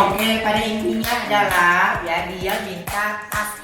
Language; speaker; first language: Indonesian; native; Indonesian